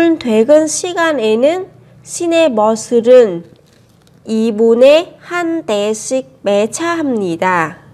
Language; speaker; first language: Korean; non-native, fluent; Vietnamese